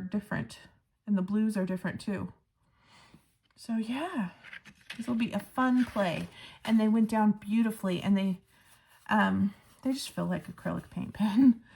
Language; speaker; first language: English; native; English